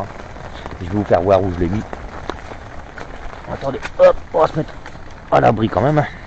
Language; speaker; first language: French; native; French